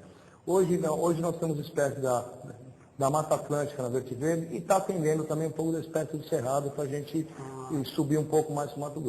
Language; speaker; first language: Portuguese; native; Portuguese